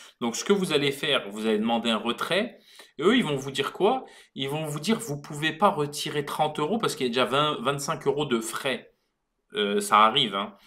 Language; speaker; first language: French; native; French